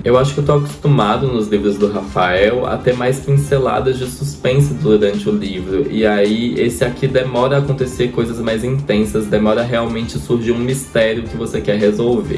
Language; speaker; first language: Portuguese; native; Portuguese